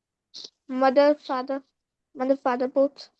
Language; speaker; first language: English; non-native, learner; Hindi